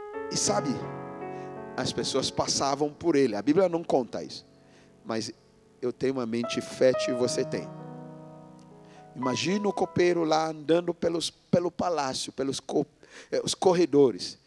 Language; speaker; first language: Portuguese; non-native, fluent; English